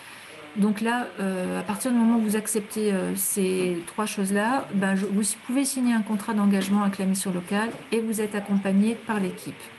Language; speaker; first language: French; native; French